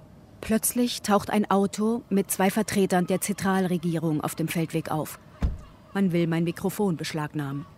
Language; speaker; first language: German; native; German